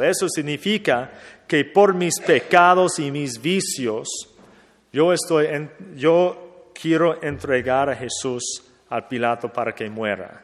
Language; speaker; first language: Spanish; non-native, fluent; English